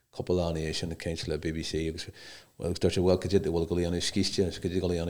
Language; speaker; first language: Irish; non-native, local second language; English